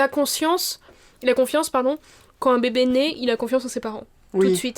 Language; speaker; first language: French; native; French